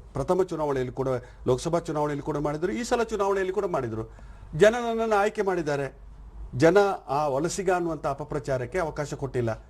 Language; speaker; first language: Kannada; native; Kannada